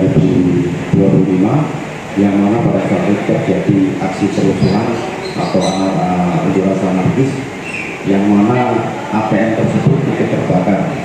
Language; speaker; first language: Indonesian; native; Indonesian